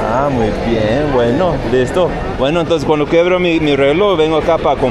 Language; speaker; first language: Spanish; non-native, fluent; English